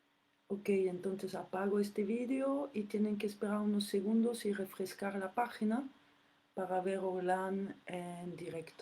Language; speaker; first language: Spanish; non-native, fluent; French